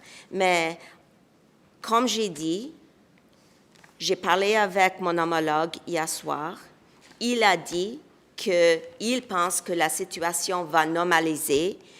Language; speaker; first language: French; non-native, local second language; English